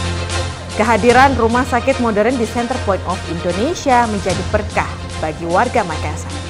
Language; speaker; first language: Indonesian; native; Indonesian